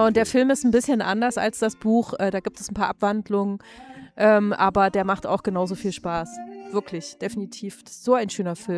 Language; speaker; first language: German; native; German